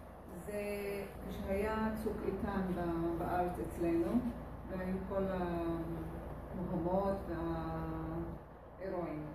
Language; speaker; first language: Hebrew; non-native, local second language; Arabic